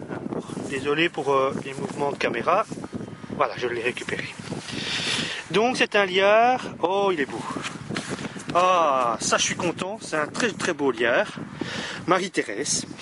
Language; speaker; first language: French; native; French